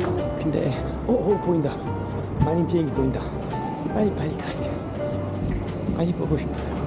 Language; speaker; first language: Korean; non-native, fluent; English